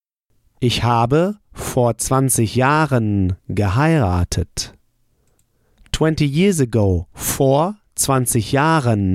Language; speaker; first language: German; non-native, fluent; English